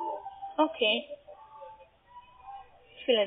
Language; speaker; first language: German; non-native, learner; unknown